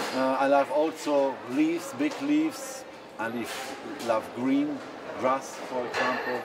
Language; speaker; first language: English; non-native, fluent; German